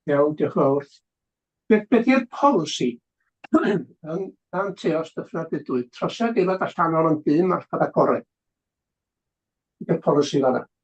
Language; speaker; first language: Welsh; native; Welsh